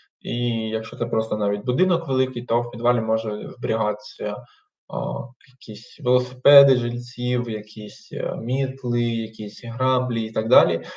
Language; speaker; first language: Ukrainian; non-native, local second language; Russian